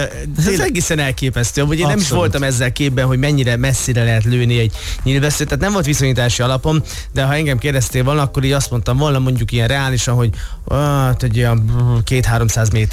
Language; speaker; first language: Hungarian; native; Hungarian